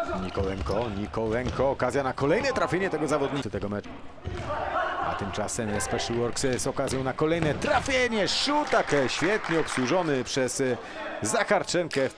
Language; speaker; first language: Polish; native; Polish